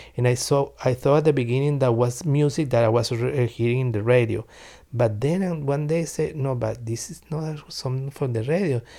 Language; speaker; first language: English; non-native, learner; Spanish